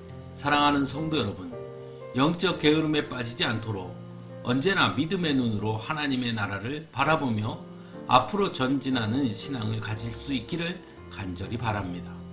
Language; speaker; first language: Korean; native; Korean